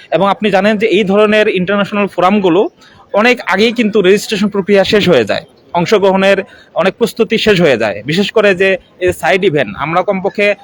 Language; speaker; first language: Bangla; non-native, local second language; Chakma